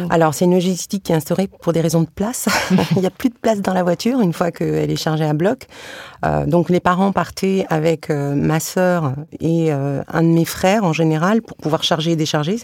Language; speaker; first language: French; early bilingual, other home language; Arabic